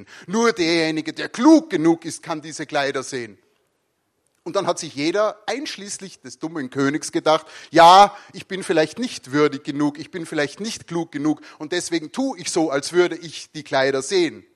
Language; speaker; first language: German; native; German